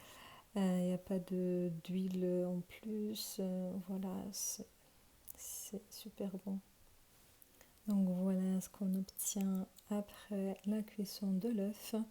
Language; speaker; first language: French; non-native, fluent; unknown